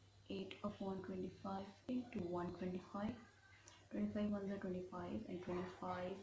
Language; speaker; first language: English; non-native, local second language; Hindi